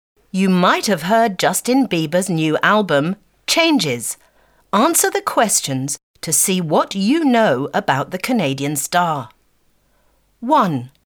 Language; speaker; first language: English; native; English